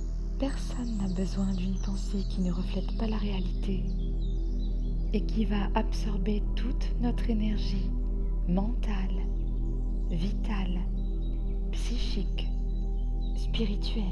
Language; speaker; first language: French; native; French